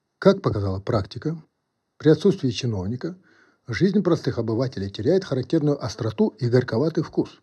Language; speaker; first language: Russian; non-native, local second language; Kazakh